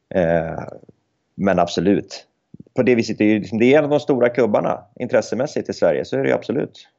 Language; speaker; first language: Swedish; native; Swedish